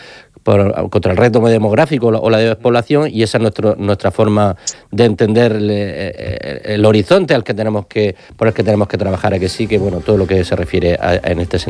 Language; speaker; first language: Spanish; native; Spanish